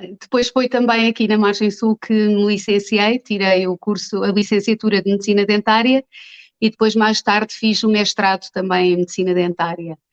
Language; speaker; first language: Portuguese; native; Portuguese